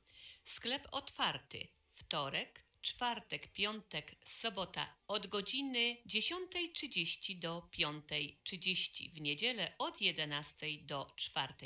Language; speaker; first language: Polish; native; Polish